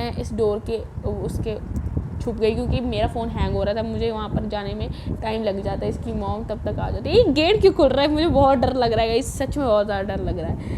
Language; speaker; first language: Hindi; non-native, local second language; Punjabi